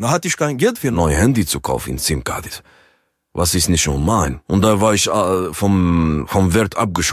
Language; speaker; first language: German; non-native, learner; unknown